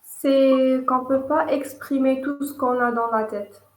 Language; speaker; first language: French; non-native, local second language; Arabic